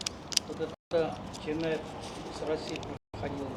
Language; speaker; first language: Russian; non-native, local second language; Kazakh